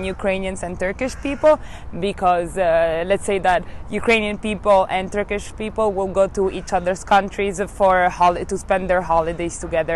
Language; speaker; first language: English; non-native, fluent; Italian